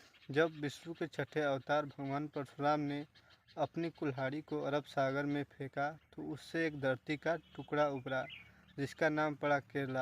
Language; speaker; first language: Hindi; native; Hindi